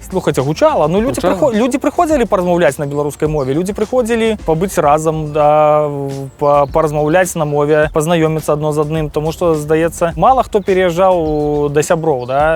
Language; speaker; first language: Belarusian; native; Belarusian